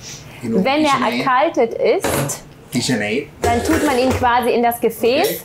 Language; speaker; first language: German; native; German